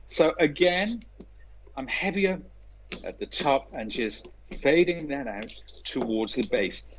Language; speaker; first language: English; native; English